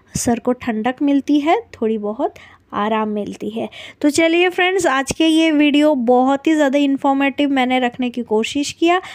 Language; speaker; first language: Hindi; non-native, local second language; Bangla